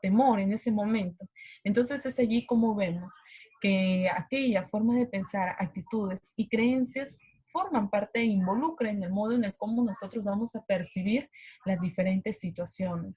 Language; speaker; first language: Spanish; native; Spanish